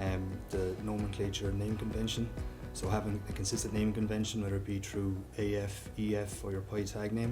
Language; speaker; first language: English; native; English